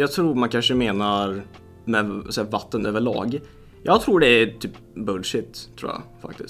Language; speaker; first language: Swedish; early bilingual, other home language; Lithuanian